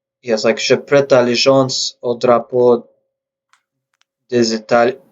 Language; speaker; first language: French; non-native, learner; English